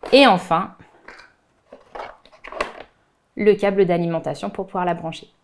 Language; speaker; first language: French; native; French